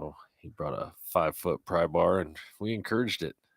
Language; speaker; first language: English; native; English